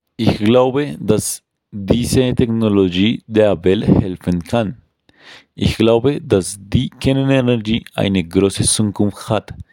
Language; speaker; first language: German; non-native, learner; Spanish